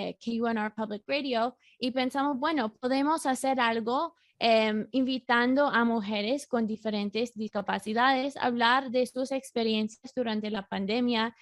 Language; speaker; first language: Spanish; non-native, fluent; English